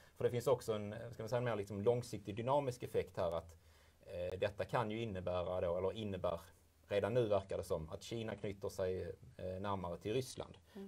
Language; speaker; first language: Swedish; native; Swedish